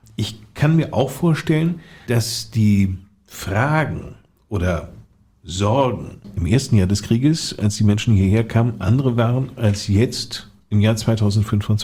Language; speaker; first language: German; native; German